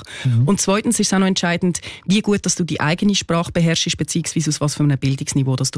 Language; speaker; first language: German; native; German